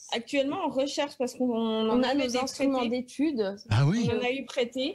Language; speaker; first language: French; native; French